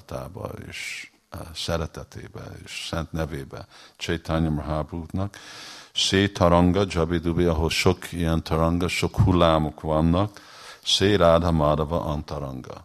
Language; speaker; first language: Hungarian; early bilingual, heritage; Hungarian